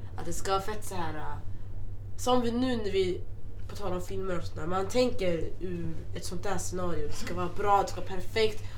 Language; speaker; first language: Swedish; early bilingual, other home language; Somali